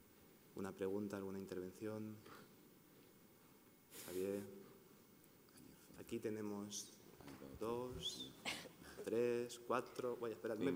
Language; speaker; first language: Spanish; native; Spanish